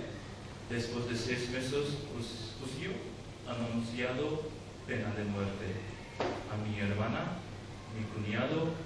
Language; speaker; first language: Spanish; non-native, learner; Urdu